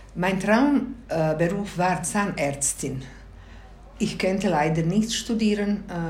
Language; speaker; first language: German; non-native, fluent; Bosnian